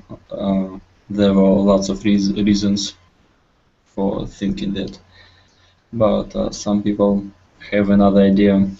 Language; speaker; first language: English; non-native, learner; Russian